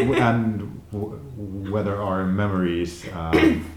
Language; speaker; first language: English; non-native, fluent; Finnish